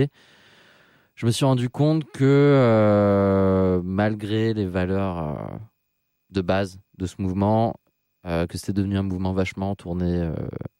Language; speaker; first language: French; native; French